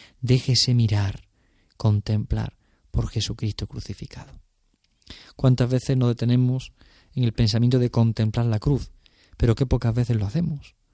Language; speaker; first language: Spanish; native; Spanish